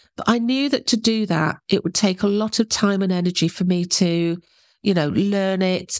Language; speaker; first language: English; native; English